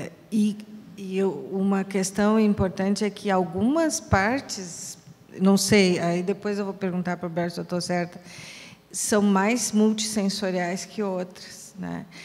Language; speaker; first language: Portuguese; native; Portuguese